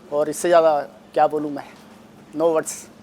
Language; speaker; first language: Hindi; native; Hindi